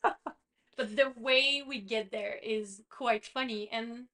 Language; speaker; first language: English; non-native, fluent; French